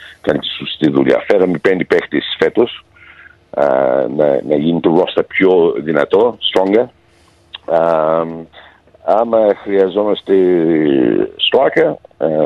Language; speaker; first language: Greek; early bilingual, heritage; Greek